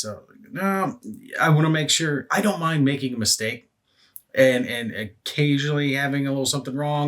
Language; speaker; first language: English; native; English